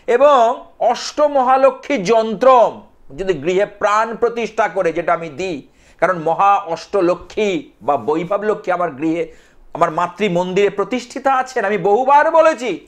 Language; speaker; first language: Bangla; native; Bangla